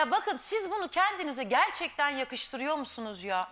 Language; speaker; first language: Turkish; native; Turkish